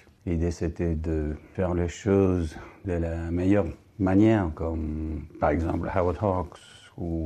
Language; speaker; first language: French; non-native, fluent; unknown